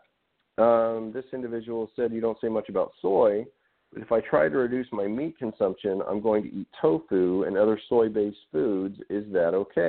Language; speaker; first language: English; native; English